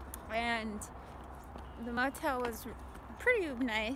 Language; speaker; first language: English; early bilingual, other home language; Spanish